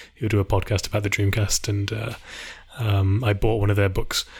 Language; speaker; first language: English; native; English